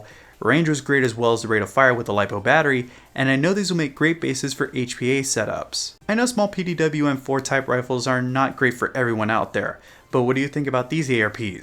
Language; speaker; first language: English; native; English